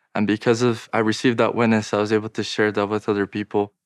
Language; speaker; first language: English; non-native, fluent; Portuguese